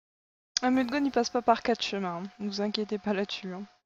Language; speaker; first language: French; native; French